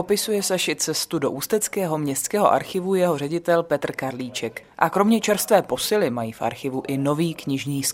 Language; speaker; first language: Czech; native; Czech